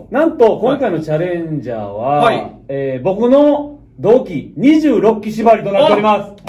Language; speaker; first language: Japanese; native; Japanese